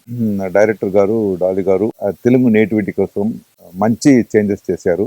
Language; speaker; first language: Telugu; non-native, fluent; Tamil